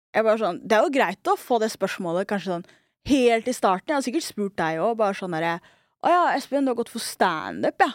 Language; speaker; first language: Norwegian; early bilingual, other home language; Somali